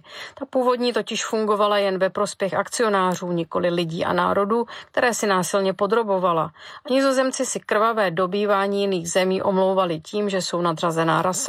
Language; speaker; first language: Czech; native; Czech